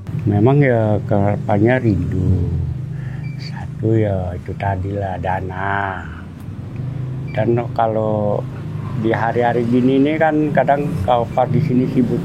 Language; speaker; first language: Indonesian; non-native, local second language; Balinese